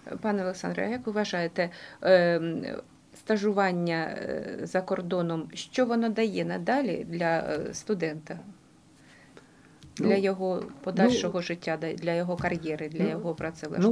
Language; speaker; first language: Ukrainian; native; Ukrainian